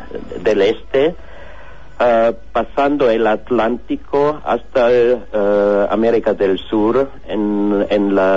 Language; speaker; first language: Spanish; non-native, learner; German